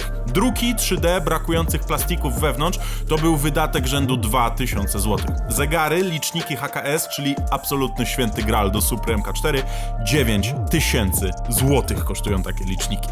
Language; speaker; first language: Polish; native; Polish